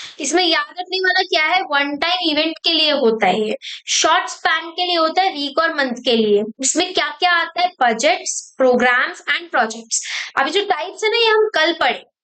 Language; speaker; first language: Hindi; native; Hindi